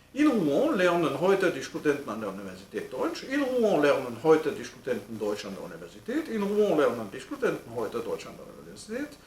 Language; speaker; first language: German; non-native, fluent; French